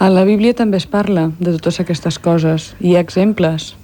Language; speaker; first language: Catalan; native; Catalan